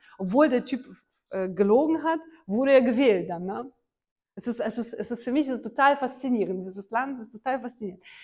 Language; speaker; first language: German; non-native, fluent; Ukrainian